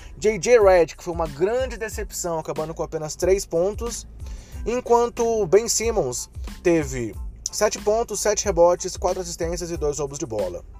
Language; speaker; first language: Portuguese; native; Portuguese